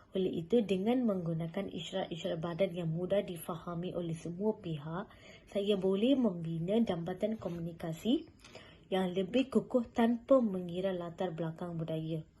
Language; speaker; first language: Malay; non-native, local second language; Tamil